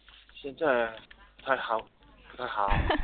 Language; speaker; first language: Chinese; non-native, learner; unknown